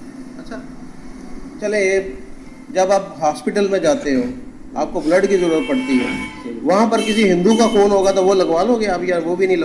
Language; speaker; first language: Hindi; non-native, local second language; Punjabi